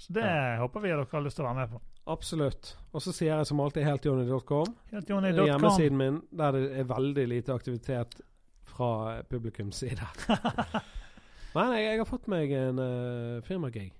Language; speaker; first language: Norwegian; native; Norwegian